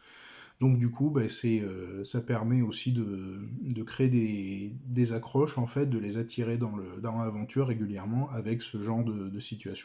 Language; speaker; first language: French; native; French